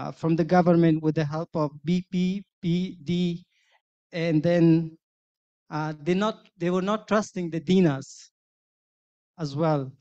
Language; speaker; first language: English; non-native, fluent; Persian